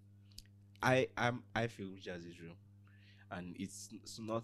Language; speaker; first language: English; non-native, local second language; Yoruba